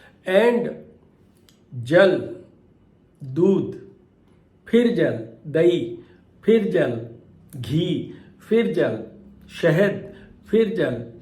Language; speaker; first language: Hindi; native; Hindi